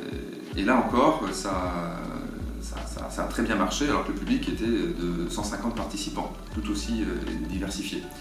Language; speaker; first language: French; native; French